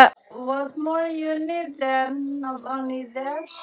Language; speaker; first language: English; non-native, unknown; Indonesian